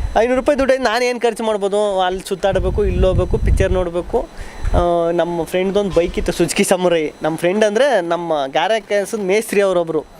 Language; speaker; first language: Kannada; native; Kannada